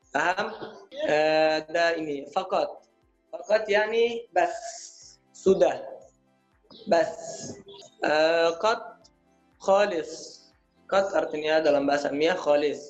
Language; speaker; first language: Indonesian; non-native, learner; Arabic